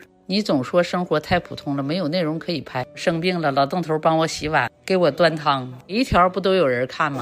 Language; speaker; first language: Chinese; native; Chinese